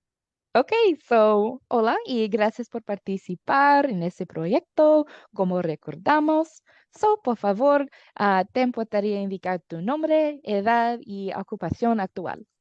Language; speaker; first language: Spanish; early bilingual, heritage; English